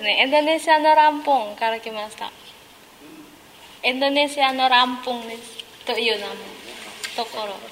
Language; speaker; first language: Japanese; non-native, learner; Indonesian